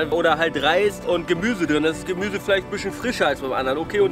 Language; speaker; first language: German; native; German